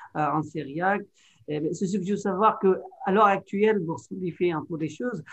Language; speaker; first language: French; non-native, fluent; Arabic